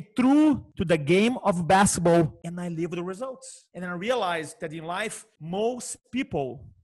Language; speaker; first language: English; non-native, fluent; Portuguese